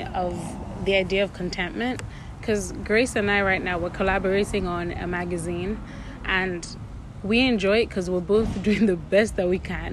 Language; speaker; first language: English; non-native, local second language; Yoruba